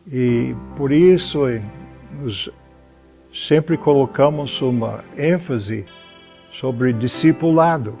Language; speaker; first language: Portuguese; non-native, fluent; English